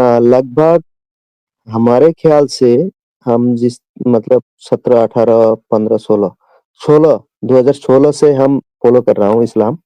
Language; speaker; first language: Hindi; non-native, local second language; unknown